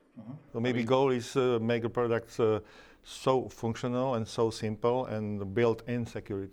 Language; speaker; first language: English; non-native, learner; Slovak